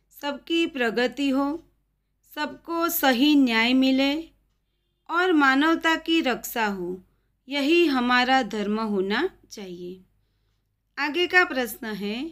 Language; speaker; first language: Hindi; non-native, local second language; Gujarati